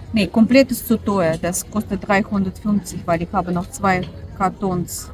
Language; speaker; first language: German; non-native, fluent; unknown